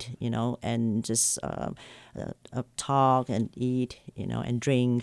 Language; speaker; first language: English; non-native, local second language; Chinese